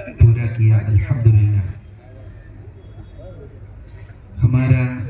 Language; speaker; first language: Urdu; non-native, local second language; Malayalam